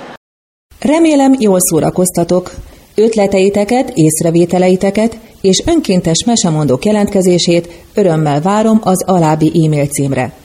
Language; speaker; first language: Hungarian; native; Hungarian